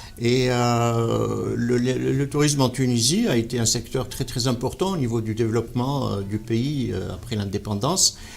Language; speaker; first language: French; non-native, local second language; Arabic